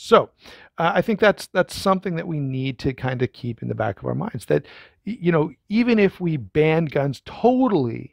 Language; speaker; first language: English; native; English